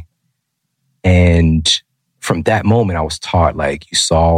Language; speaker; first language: English; native; English